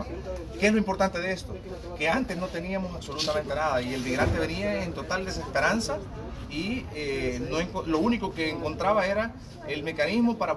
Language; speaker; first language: Spanish; native; Spanish